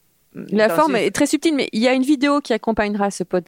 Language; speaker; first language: French; native; French